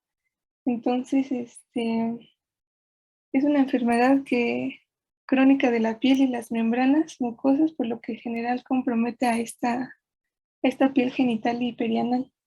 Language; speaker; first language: Spanish; native; Spanish